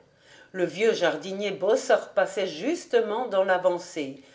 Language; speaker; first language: French; native; French